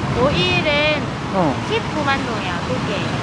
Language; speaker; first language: Korean; non-native, learner; Vietnamese